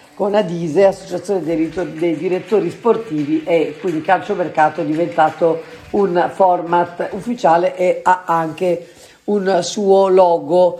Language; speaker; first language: Italian; native; Italian